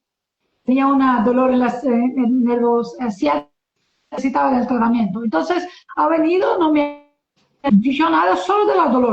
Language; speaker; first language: Spanish; non-native, learner; Portuguese